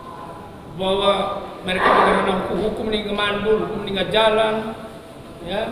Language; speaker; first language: Indonesian; non-native, local second language; Tetum